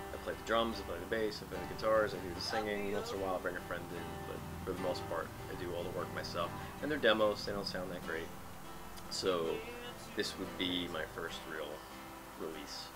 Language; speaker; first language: English; native; English